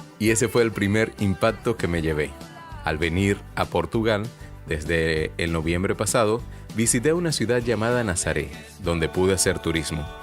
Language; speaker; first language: Spanish; native; Spanish